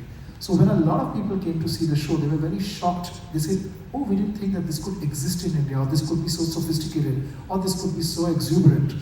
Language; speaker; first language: English; non-native, local second language; Bangla